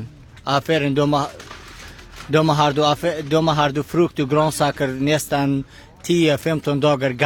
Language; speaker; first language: Swedish; non-native, learner; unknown